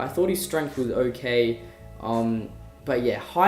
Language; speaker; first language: English; native; English